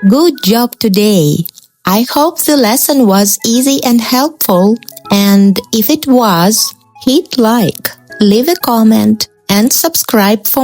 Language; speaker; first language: English; non-native, fluent; Russian